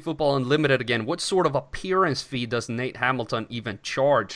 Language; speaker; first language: English; non-native, fluent; Swedish